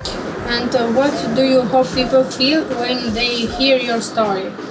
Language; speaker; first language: English; non-native, learner; Albanian